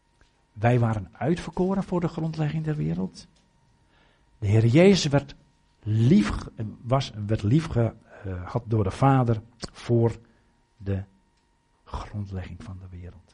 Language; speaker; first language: Dutch; native; Dutch